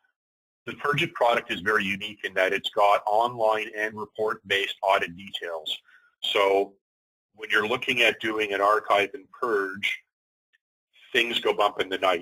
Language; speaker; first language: English; native; English